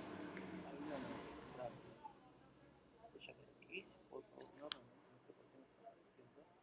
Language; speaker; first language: Portuguese; non-native, fluent; Spanish